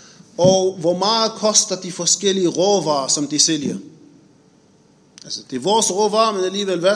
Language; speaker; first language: Danish; non-native, fluent; Arabic